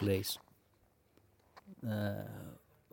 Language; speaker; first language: English; non-native, learner; Greek